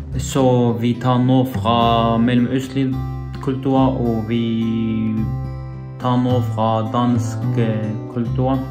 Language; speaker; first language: Danish; non-native, learner; Arabic